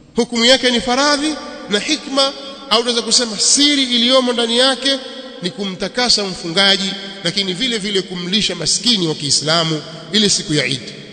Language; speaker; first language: Swahili; native; Swahili